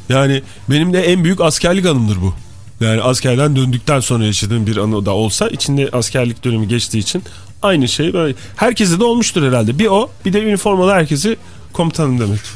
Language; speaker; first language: Turkish; native; Turkish